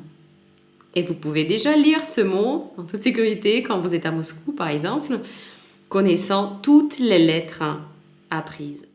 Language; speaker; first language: French; non-native, fluent; Russian